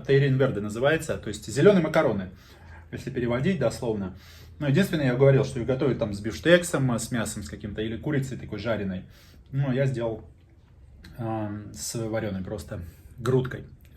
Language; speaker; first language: Russian; native; Russian